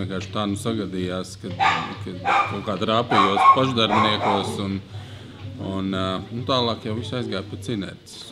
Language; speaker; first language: Latvian; native; Latvian